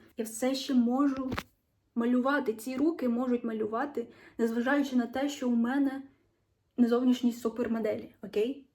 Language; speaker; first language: Ukrainian; non-native, local second language; Russian